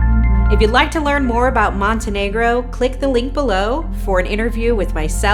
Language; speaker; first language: English; native; English